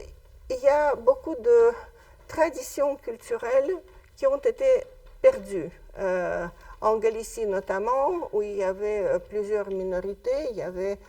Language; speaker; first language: French; non-native, fluent; Russian